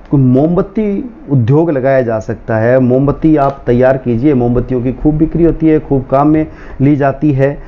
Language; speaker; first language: Hindi; non-native, local second language; Rajasthani